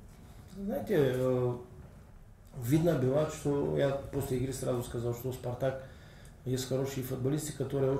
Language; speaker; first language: Russian; non-native, learner; Bulgarian